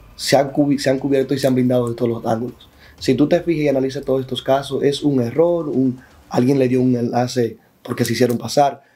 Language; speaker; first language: Spanish; native; Spanish